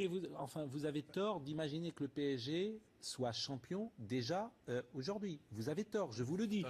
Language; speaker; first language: French; native; French